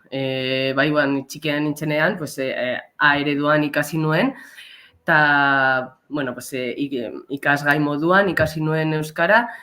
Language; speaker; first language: Basque; non-native, local second language; Spanish